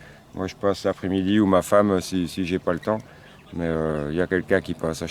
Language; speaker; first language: French; native; French